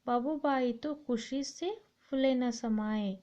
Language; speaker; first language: Hindi; non-native, local second language; Kannada